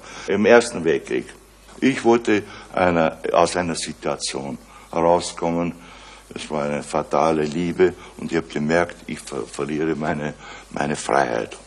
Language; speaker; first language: German; native; German